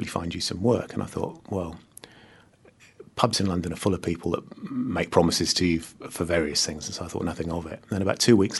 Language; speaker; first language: English; native; English